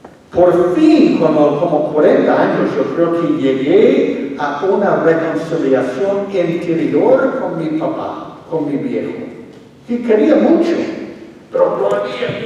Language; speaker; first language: Spanish; non-native, fluent; English